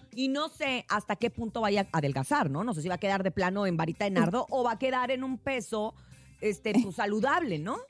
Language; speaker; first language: Spanish; native; Spanish